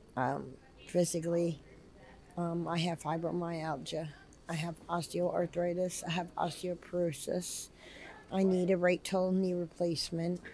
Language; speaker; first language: English; native; English